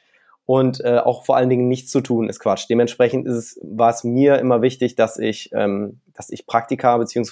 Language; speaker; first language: German; native; German